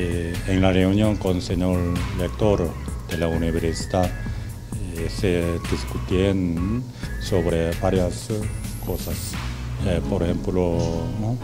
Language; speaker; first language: Spanish; non-native, learner; Korean